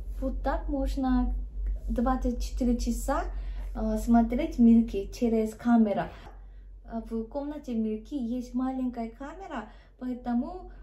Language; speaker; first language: Russian; non-native, learner; Korean